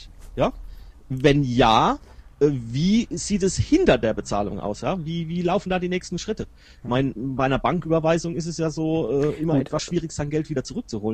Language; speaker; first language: German; native; German